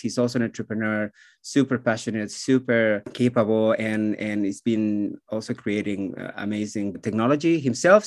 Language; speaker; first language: English; non-native, fluent; Spanish